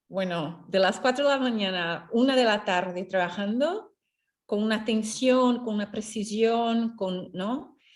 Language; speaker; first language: Spanish; non-native, fluent; Portuguese